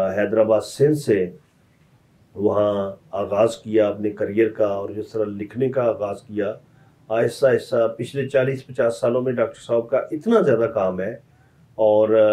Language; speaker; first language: Urdu; non-native, local second language; Punjabi